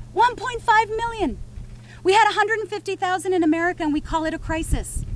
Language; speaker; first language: English; early bilingual, other home language; Spanish